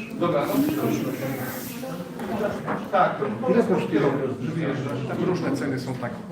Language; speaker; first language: Polish; native; Polish